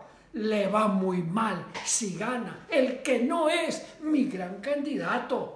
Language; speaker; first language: Spanish; native; Spanish